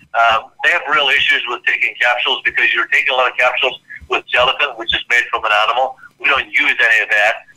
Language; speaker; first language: English; native; English